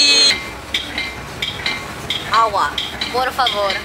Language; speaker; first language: Spanish; non-native, learner; English